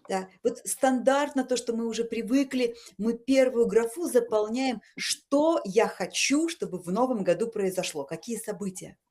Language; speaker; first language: Russian; native; Russian